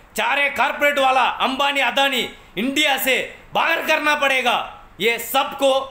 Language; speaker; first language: Hindi; non-native, local second language; Tamil